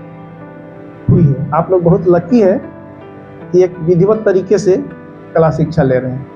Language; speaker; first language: Hindi; native; Hindi